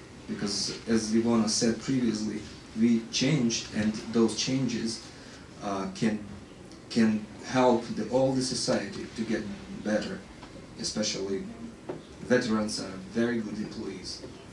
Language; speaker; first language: English; non-native, fluent; Ukrainian